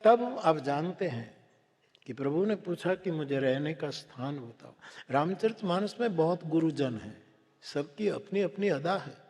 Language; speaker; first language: Hindi; non-native, local second language; Gujarati